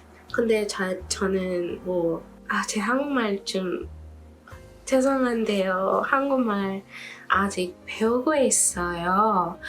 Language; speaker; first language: Korean; non-native, learner; English